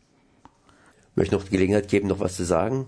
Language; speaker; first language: German; native; German